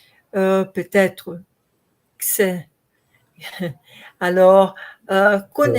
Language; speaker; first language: French; non-native, learner; Portuguese